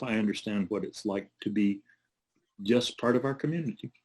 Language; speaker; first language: English; native; English